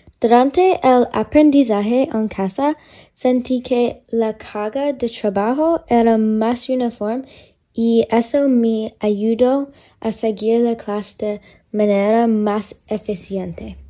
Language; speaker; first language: Spanish; non-native, learner; English